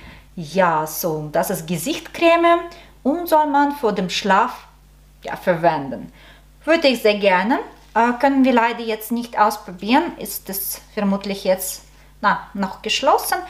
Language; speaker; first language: German; non-native, learner; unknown